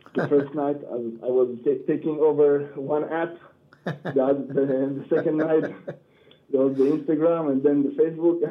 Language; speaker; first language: English; non-native, learner; Hebrew